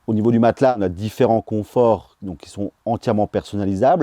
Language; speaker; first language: French; native; French